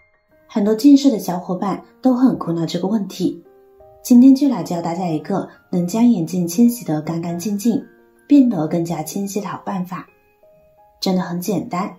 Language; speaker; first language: Chinese; native; Chinese